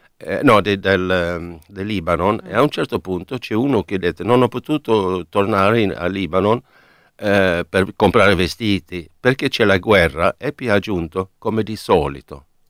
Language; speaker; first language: Italian; non-native, fluent; Swedish